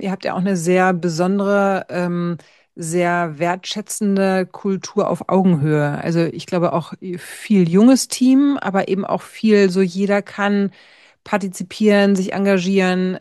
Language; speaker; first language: German; native; German